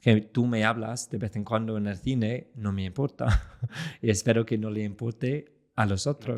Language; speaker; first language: Spanish; non-native, fluent; English